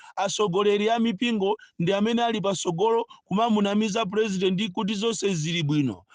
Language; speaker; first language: Nyanja; non-native, local second language; Yao